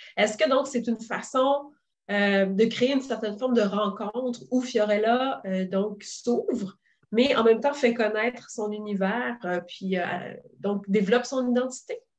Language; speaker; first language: French; native; French